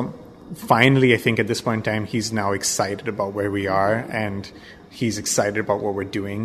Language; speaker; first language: English; non-native, local second language; Bangla